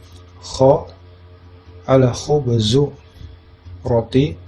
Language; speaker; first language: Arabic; non-native, fluent; Indonesian